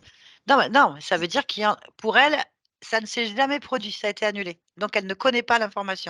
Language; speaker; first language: French; native; French